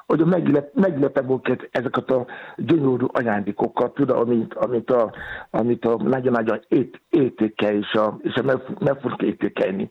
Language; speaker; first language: Hungarian; non-native, fluent; Yoruba